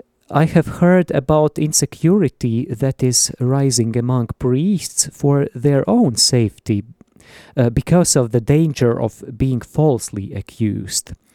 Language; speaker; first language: English; non-native, fluent; Latvian